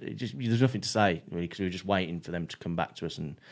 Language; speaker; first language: English; native; English